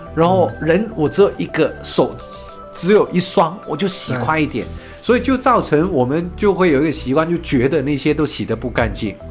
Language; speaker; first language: Chinese; non-native, fluent; Cantonese